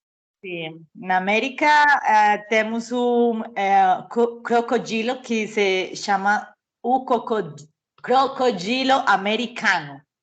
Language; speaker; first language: Portuguese; non-native, learner; Spanish